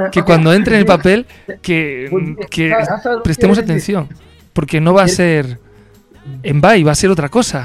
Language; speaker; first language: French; non-native, learner; Spanish